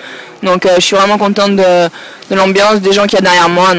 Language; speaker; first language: French; native; French